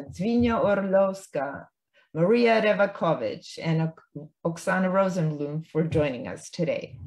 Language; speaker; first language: English; early bilingual, other home language; Ukrainian